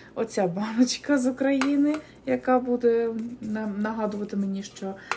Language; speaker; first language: Ukrainian; non-native, local second language; Russian